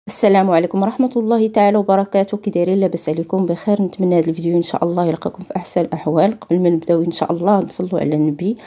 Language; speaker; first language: Arabic; native; Arabic